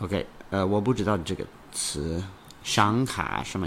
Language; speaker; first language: Chinese; non-native, learner; English